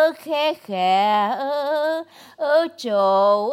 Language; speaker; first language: English; non-native, fluent; Vietnamese